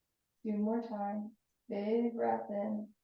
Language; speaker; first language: English; native; English